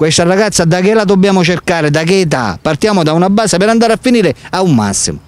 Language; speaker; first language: Italian; native; Italian